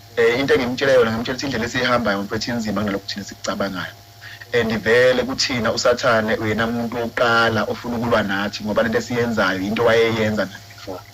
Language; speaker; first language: Zulu; native; Zulu